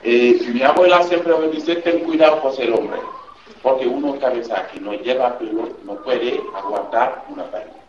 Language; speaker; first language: Spanish; non-native, learner; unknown